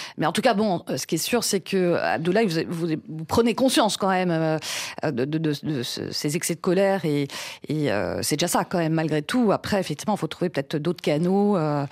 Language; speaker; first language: French; native; French